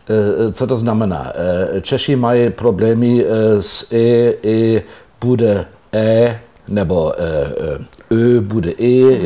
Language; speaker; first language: Czech; non-native, fluent; German